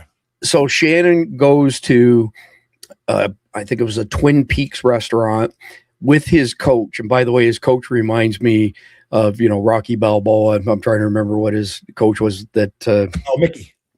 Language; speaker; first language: English; native; English